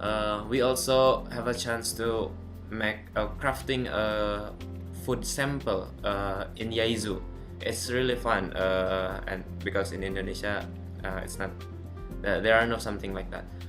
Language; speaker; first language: English; non-native, local second language; Indonesian